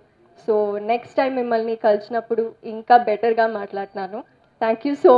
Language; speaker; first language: Telugu; non-native, learner; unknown